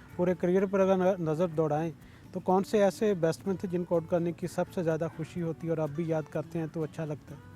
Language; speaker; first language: Urdu; native; Urdu